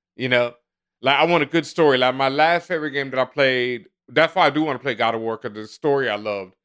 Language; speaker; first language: English; native; English